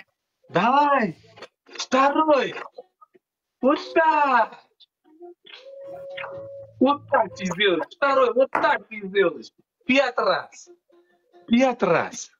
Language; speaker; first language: Russian; non-native, learner; Uzbek